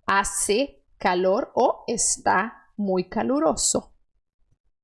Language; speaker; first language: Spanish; non-native, fluent; Portuguese